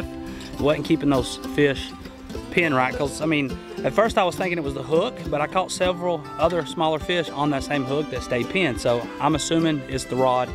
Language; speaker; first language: English; native; English